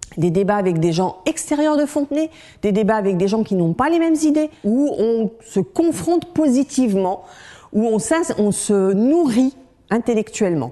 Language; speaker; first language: French; native; French